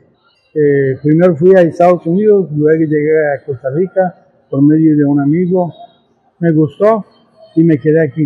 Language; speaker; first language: Spanish; non-native, fluent; Persian